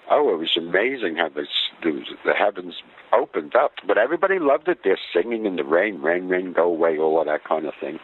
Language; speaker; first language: English; native; English